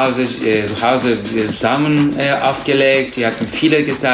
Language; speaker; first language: German; non-native, learner; Turkish